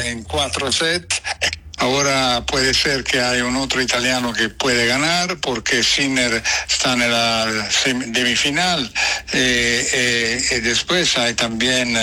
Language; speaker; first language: Spanish; non-native, fluent; Italian